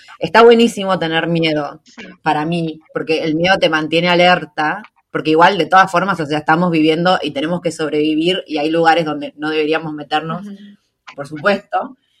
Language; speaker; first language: Spanish; native; Spanish